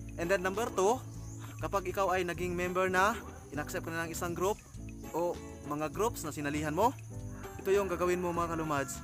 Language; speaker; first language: Filipino; non-native, local second language; Cebuano